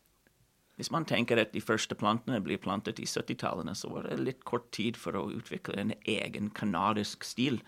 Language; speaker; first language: Norwegian; non-native, fluent; English